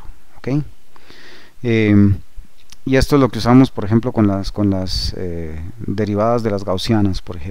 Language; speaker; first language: Spanish; native; Spanish